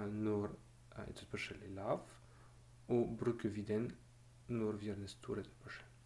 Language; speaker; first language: Norwegian; non-native, learner; French